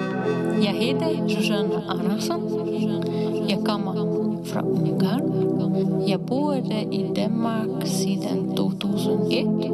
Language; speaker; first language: Danish; non-native, fluent; Hungarian